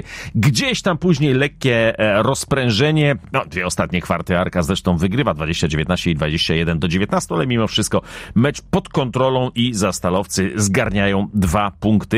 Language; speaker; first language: Polish; native; Polish